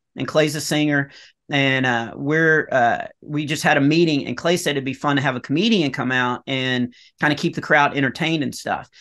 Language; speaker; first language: English; native; English